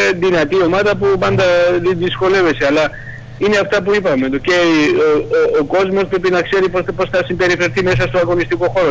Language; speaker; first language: Greek; non-native, fluent; Georgian